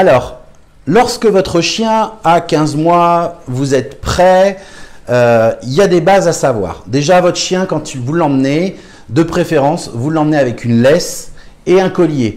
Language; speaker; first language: French; native; French